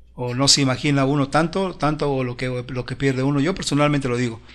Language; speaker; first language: Spanish; native; Spanish